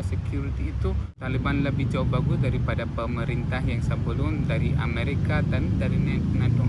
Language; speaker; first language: Indonesian; non-native, fluent; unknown